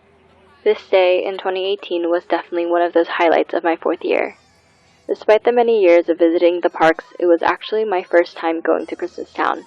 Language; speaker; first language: English; native; English